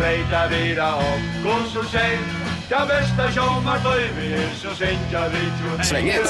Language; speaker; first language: Swedish; native; Swedish